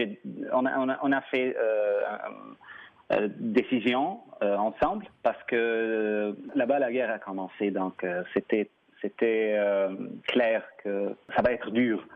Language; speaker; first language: French; non-native, fluent; Arabic